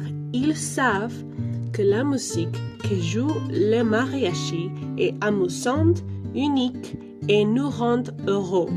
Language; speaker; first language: French; non-native, learner; Spanish